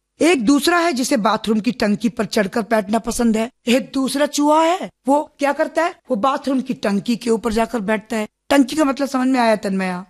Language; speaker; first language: Hindi; non-native, local second language; Malayalam